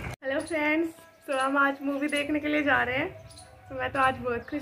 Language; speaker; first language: Hindi; native; Hindi